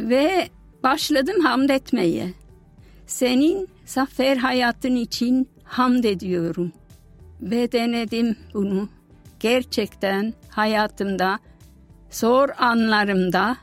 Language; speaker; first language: Turkish; non-native, fluent; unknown